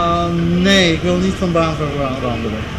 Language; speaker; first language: Dutch; non-native, local second language; Papiamento